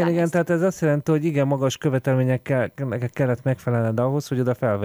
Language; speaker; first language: Hungarian; native; Hungarian